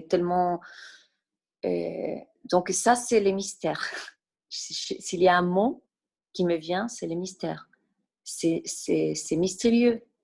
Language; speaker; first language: French; non-native, fluent; Spanish